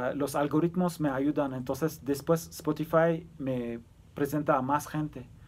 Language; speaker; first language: Spanish; early bilingual, other home language; Turkish